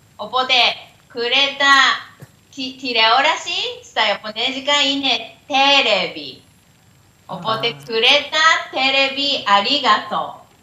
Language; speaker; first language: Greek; non-native, learner; Japanese